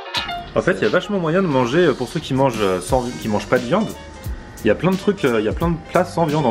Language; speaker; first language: French; native; French